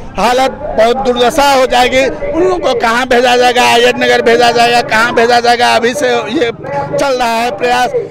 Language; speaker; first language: Hindi; native; Hindi